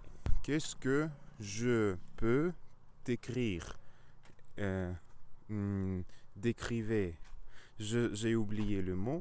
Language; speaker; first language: French; non-native, learner; Russian